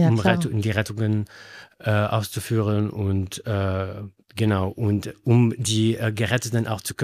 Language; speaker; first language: German; non-native, learner; Arabic